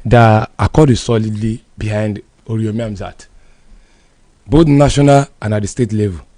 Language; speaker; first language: English; non-native, local second language; Yoruba